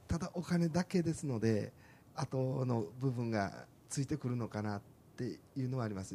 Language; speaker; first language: Japanese; native; Japanese